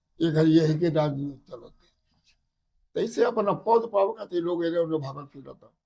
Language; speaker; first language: Bhojpuri; native; Bhojpuri